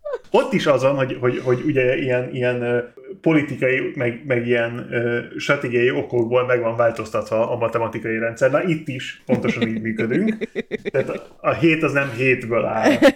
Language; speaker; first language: Hungarian; non-native, fluent; English